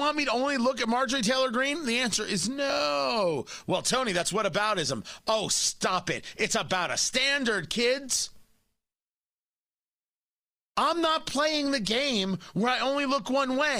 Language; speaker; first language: English; native; English